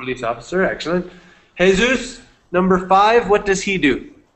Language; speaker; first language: English; native; English